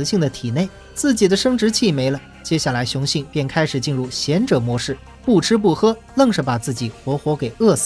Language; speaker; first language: Chinese; native; Chinese